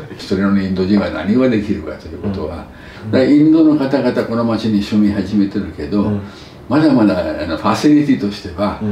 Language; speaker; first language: Japanese; non-native, fluent; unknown